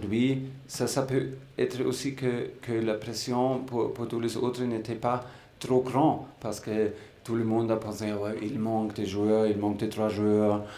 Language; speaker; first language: French; non-native, fluent; German